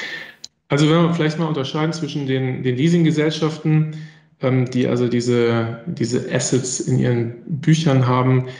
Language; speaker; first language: German; native; German